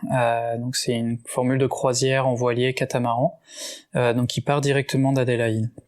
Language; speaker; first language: French; native; French